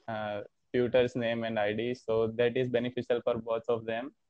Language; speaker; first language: English; non-native, learner; Hindi